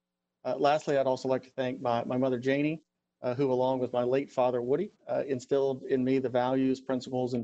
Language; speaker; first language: English; native; English